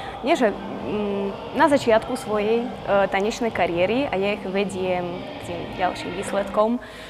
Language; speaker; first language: Slovak; non-native, fluent; Russian